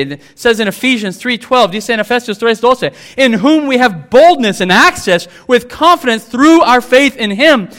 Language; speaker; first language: English; native; English